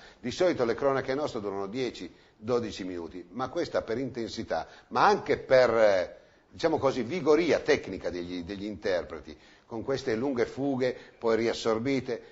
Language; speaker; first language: Italian; native; Italian